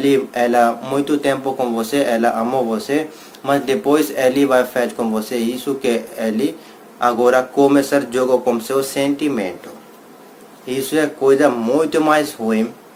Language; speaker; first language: Portuguese; non-native, learner; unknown